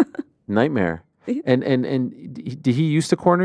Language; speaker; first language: English; native; English